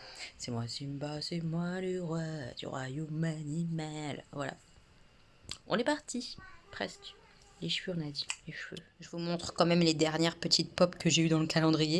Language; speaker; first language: French; native; French